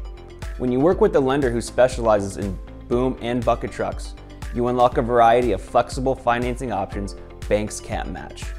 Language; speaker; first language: English; native; English